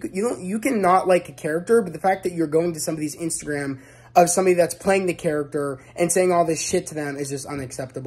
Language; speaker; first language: English; native; English